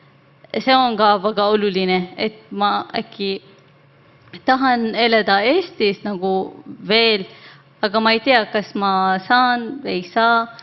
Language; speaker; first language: Estonian; non-native, learner; Arabic